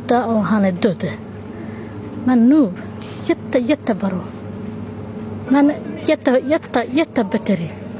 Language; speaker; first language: Swedish; non-native, learner; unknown